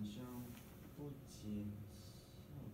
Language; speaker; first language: Chinese; non-native, learner; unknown